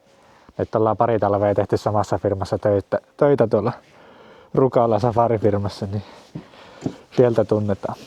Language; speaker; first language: Finnish; native; Finnish